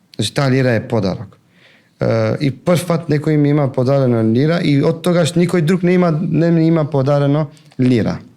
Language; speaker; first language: Macedonian; non-native, local second language; Albanian